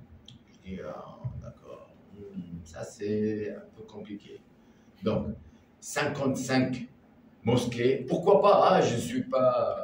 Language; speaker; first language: French; non-native, learner; Arabic